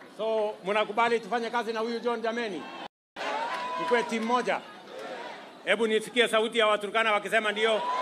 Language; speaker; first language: Swahili; non-native, local second language; Kalenjin